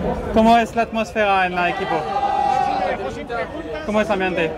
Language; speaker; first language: Spanish; non-native, learner; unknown